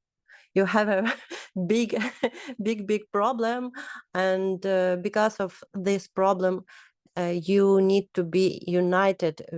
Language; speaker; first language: English; non-native, learner; Ukrainian